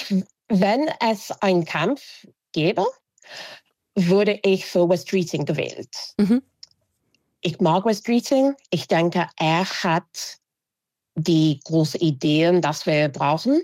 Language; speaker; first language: German; non-native, fluent; English